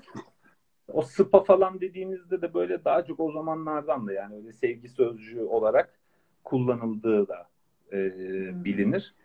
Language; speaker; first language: Turkish; native; Turkish